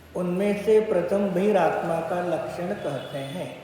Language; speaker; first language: Hindi; non-native, local second language; Marathi